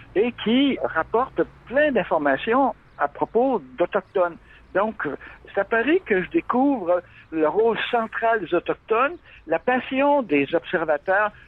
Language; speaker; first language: French; native; French